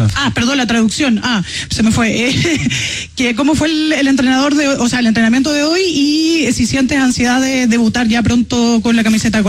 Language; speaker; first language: Portuguese; non-native, fluent; Spanish